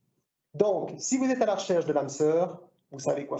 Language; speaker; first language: French; native; French